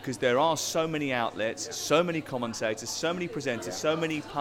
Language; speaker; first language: English; native; English